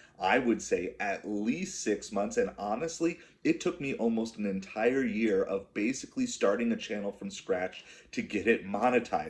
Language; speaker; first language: English; native; English